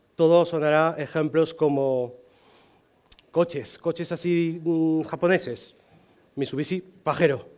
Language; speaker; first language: Spanish; non-native, fluent; Chinese